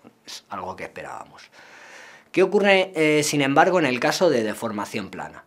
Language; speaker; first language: Spanish; native; Spanish